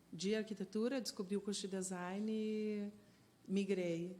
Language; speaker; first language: Portuguese; non-native, fluent; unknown